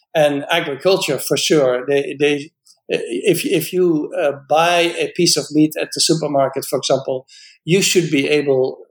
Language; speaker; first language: English; non-native, fluent; Dutch